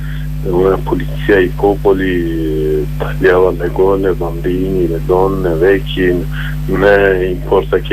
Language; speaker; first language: Italian; non-native, learner; Kurdish